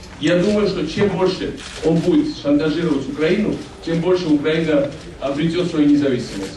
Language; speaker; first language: Russian; non-native, local second language; Georgian